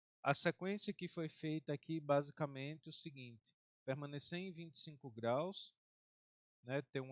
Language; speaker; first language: Portuguese; native; Portuguese